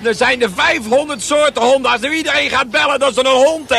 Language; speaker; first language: Dutch; native; Dutch